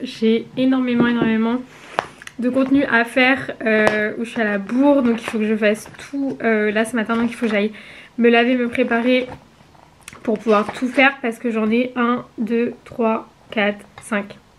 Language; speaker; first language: French; native; French